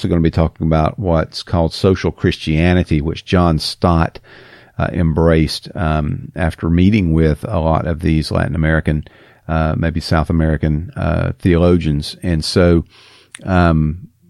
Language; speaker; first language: English; native; English